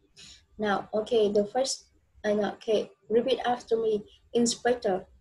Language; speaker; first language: English; non-native, fluent; Vietnamese